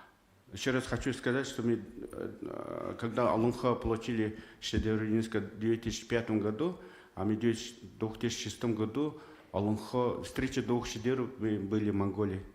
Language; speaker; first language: Russian; non-native, fluent; Mongolian